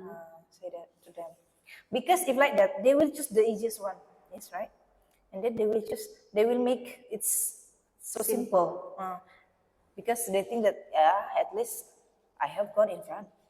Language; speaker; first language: English; non-native, local second language; Indonesian